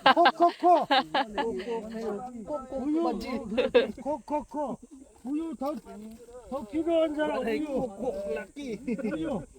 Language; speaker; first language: Korean; non-native, learner; Cebuano